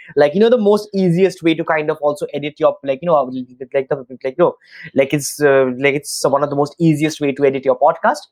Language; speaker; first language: English; non-native, local second language; Bangla